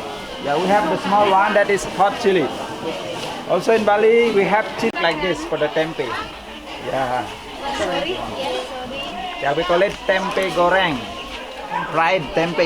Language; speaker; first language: English; non-native, learner; Indonesian